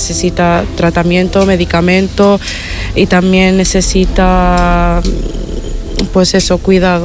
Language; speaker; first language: Spanish; non-native, fluent; Italian